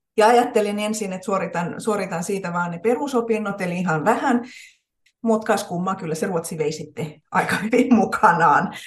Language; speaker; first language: Finnish; native; Finnish